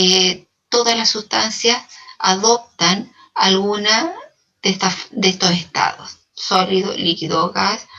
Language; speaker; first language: Spanish; native; Spanish